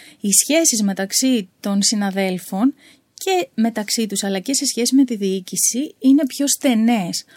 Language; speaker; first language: Greek; native; Greek